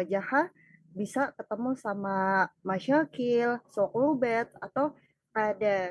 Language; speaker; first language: Indonesian; native; Indonesian